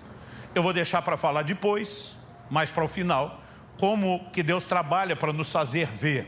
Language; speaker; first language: Portuguese; native; Portuguese